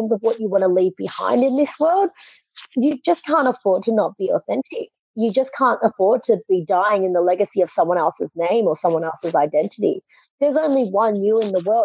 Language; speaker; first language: English; native; English